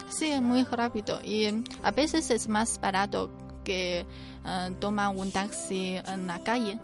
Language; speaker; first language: Spanish; non-native, fluent; Chinese